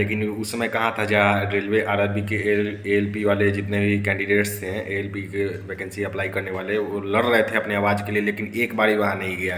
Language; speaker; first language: Hindi; native; Hindi